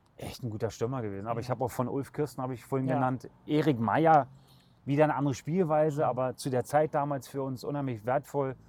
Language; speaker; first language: German; native; German